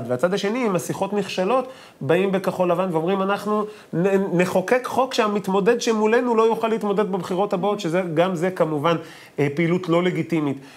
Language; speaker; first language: Hebrew; native; Hebrew